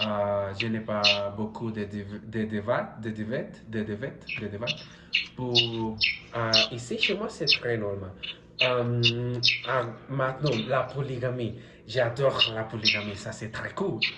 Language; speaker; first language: French; non-native, learner; Spanish